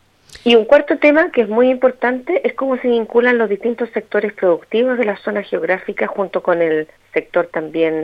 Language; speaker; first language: Spanish; native; Spanish